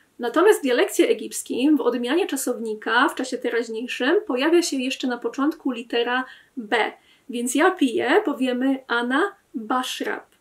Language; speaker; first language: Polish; native; Polish